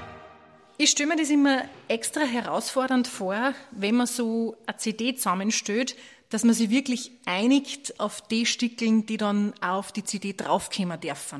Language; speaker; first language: German; native; German